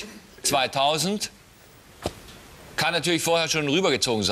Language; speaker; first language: German; native; German